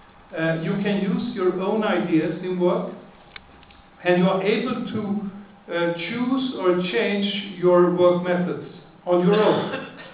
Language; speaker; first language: English; non-native, fluent; Swedish